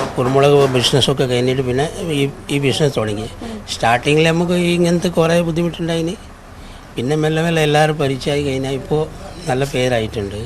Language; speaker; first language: Malayalam; non-native, local second language; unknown